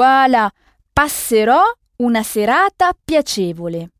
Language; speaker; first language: Italian; non-native, fluent; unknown